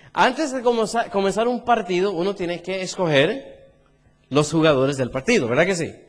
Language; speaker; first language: Spanish; early bilingual, heritage; Spanish